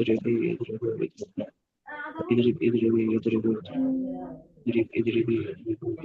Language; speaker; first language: Arabic; non-native, learner; Bangla